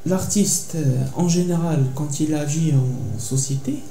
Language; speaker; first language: French; non-native, local second language; Arabic